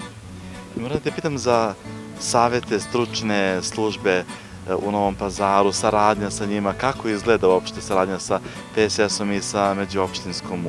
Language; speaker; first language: Bosnian; native; Bosnian